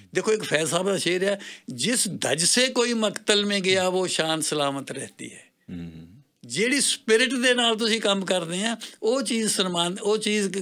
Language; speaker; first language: Punjabi; native; Punjabi